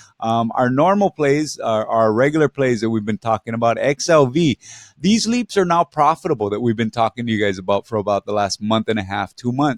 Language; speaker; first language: English; native; English